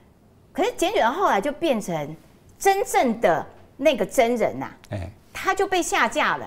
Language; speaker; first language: Chinese; native; Chinese